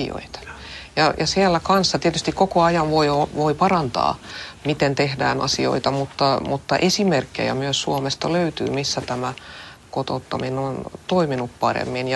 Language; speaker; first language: Finnish; non-native, local second language; Swedish